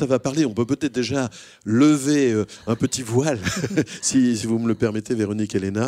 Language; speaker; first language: French; native; French